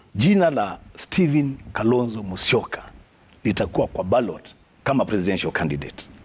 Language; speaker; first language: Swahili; non-native, local second language; Kamba